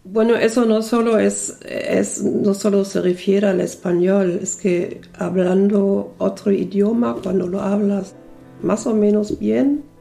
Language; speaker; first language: Spanish; early bilingual, other home language; German